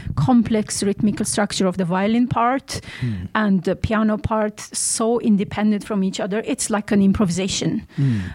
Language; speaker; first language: English; non-native, fluent; Armenian